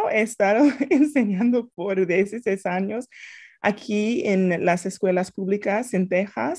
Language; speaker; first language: Spanish; non-native, fluent; English